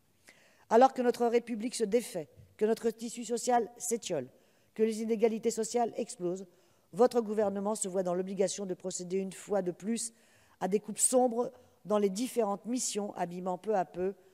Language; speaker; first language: French; native; French